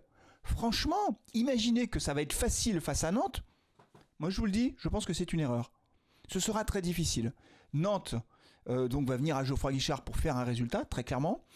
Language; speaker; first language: French; native; French